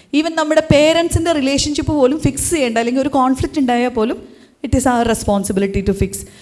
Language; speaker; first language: Malayalam; native; Malayalam